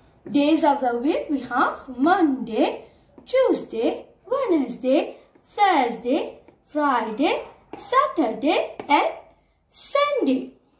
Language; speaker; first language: English; non-native, local second language; Morisyen